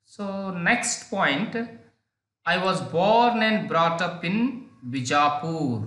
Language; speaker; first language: English; non-native, local second language; Kannada